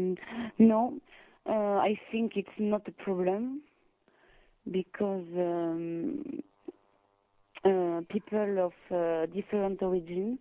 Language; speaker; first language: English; non-native, learner; French